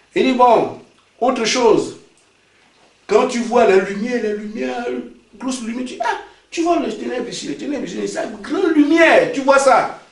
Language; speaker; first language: French; non-native, local second language; Basaa